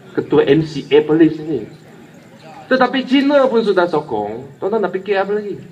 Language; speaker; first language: Malay; non-native, local second language; Chinese